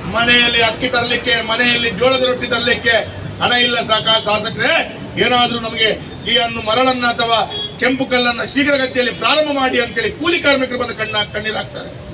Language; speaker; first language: Kannada; native; Kannada